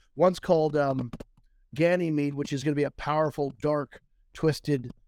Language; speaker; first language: English; native; English